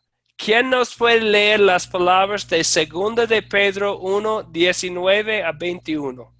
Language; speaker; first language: Spanish; non-native, fluent; English